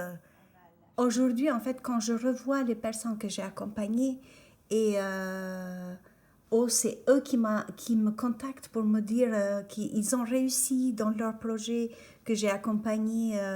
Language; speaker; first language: French; non-native, fluent; Albanian